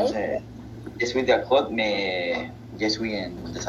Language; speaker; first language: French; non-native, learner; Spanish